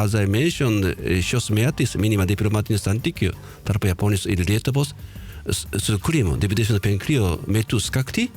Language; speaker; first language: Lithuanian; non-native, learner; Japanese